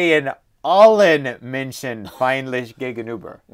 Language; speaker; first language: German; non-native, fluent; English